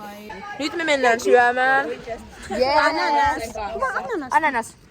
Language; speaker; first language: Finnish; native; Finnish